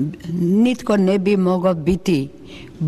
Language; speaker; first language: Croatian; non-native, local second language; Albanian